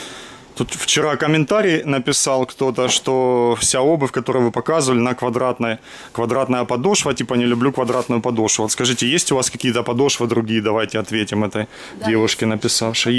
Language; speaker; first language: Russian; native; Russian